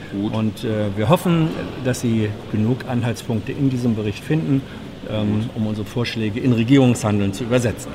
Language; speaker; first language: German; native; German